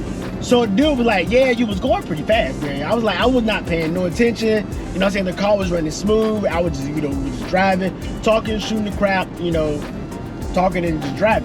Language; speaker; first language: English; native; English